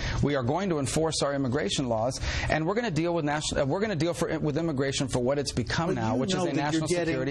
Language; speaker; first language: English; native; English